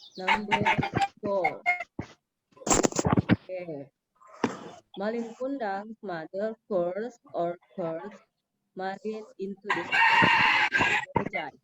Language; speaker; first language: English; non-native, learner; Indonesian